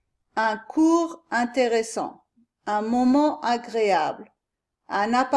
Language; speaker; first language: French; non-native, fluent; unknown